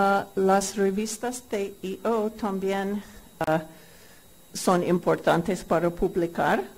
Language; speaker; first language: Spanish; non-native, fluent; English